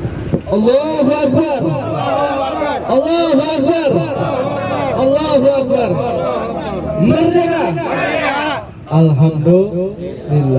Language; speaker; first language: Indonesian; native; Indonesian